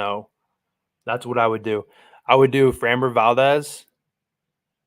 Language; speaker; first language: English; native; English